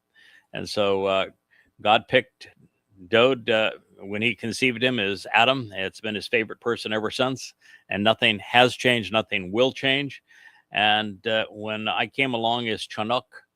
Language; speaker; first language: English; native; English